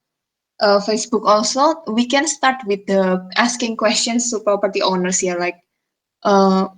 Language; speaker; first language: English; non-native, fluent; Indonesian